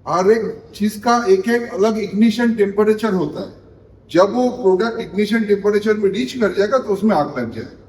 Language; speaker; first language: Hindi; non-native, local second language; Bangla